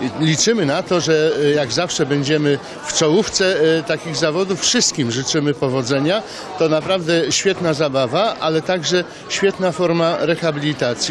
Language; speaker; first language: Polish; native; Polish